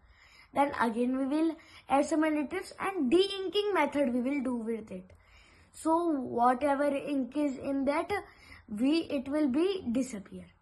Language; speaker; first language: English; non-native, local second language; Hindi